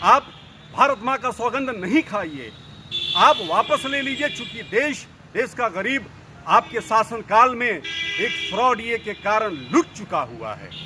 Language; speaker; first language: Hindi; native; Hindi